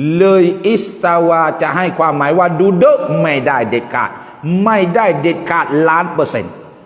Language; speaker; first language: Thai; non-native, local second language; Malay